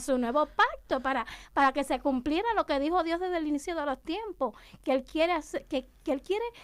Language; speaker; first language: Spanish; native; Spanish